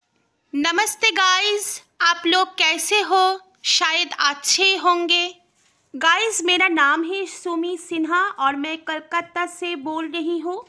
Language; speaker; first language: Hindi; non-native, local second language; Bangla